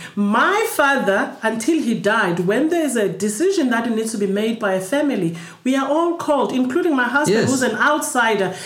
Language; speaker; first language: English; non-native, fluent; Xhosa